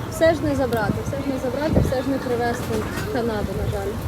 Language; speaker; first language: Ukrainian; non-native, local second language; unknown